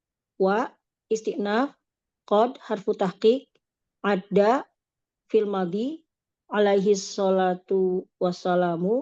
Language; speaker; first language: Arabic; non-native, learner; Indonesian